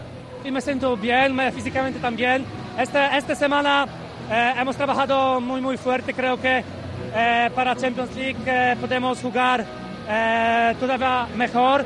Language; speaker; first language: Spanish; non-native, learner; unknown